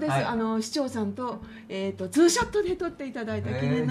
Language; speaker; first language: Japanese; native; Japanese